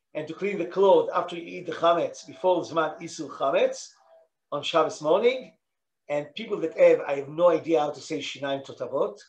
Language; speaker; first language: English; non-native, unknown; Hebrew